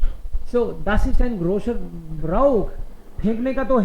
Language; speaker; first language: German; non-native, fluent; Hindi